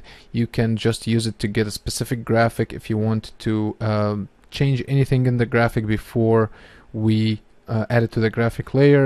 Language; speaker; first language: English; non-native, fluent; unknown